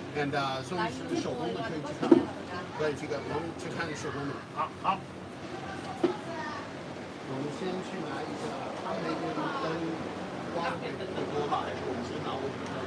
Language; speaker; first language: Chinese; non-native, fluent; English